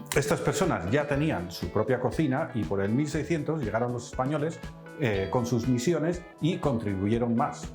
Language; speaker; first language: Spanish; non-native, fluent; Dutch